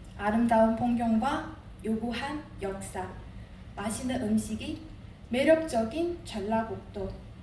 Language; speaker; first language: Korean; non-native, fluent; Chinese